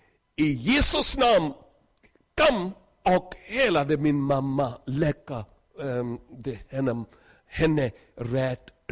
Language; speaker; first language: Swedish; non-native, learner; Urdu